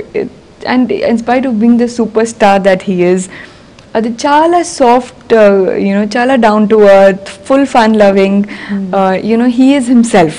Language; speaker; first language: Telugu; non-native, learner; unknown